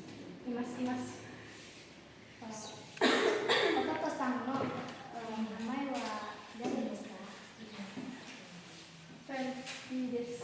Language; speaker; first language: Japanese; non-native, learner; Indonesian